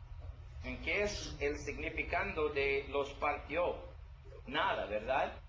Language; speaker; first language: Spanish; non-native, learner; English